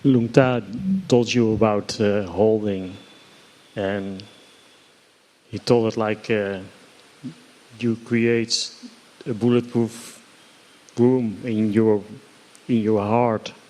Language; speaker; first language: English; non-native, fluent; Dutch